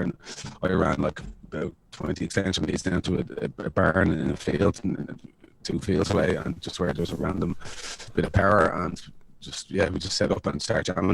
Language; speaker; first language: English; native; English